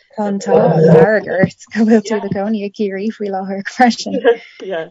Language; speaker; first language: Irish; non-native, local second language; English